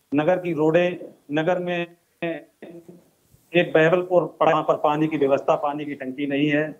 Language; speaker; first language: Hindi; native; Hindi